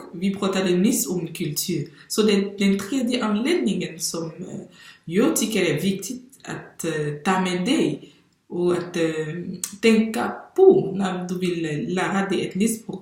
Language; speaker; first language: Swedish; non-native, fluent; French